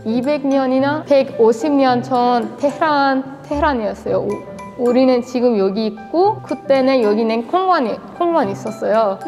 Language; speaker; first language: Korean; non-native, fluent; Persian